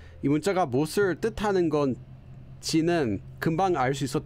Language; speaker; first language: Korean; non-native, fluent; English